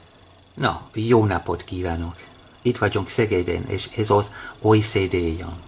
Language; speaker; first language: Hungarian; non-native, learner; English